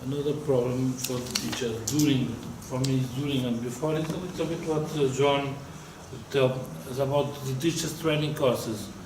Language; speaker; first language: English; non-native, fluent; Portuguese